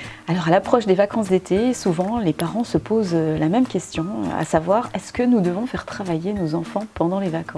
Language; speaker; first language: French; native; French